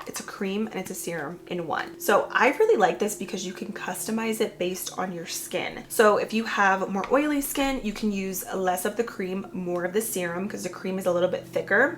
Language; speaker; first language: English; native; English